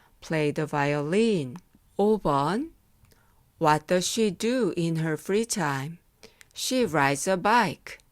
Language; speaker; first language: English; non-native, fluent; Korean